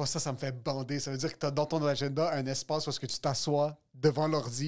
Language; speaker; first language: French; native; French